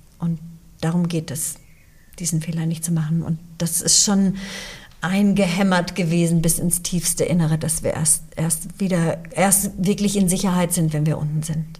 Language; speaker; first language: German; early bilingual, other home language; English